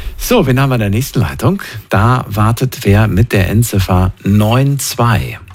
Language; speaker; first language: German; native; German